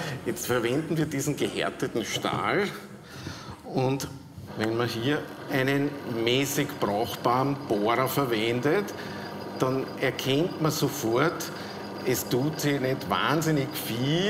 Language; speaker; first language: German; native; German